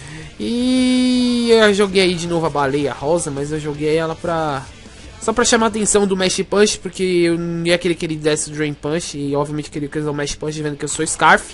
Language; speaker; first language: Portuguese; native; Portuguese